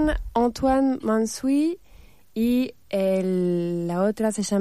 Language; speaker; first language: Spanish; non-native, fluent; French